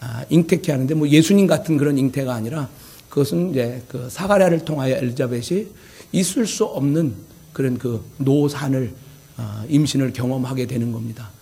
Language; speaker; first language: Korean; native; Korean